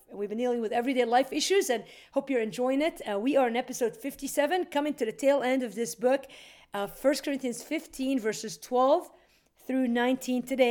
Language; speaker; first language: English; native; English